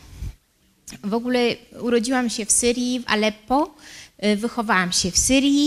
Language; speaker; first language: Polish; early bilingual, heritage; Arabic